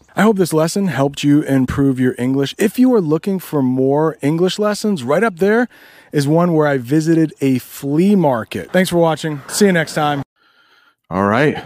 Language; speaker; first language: English; native; English